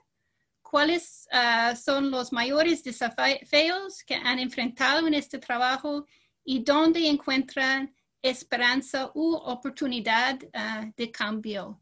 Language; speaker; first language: Spanish; non-native, fluent; English